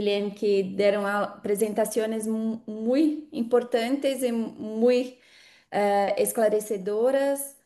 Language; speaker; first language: Portuguese; non-native, fluent; Spanish